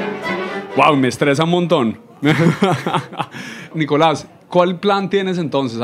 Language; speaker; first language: Spanish; native; Spanish